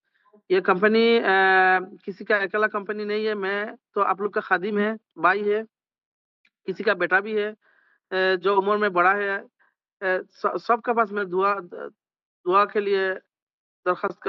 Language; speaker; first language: Hindi; non-native, learner; Bangla